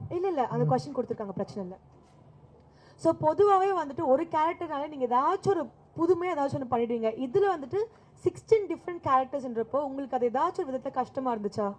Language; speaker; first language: Tamil; native; Tamil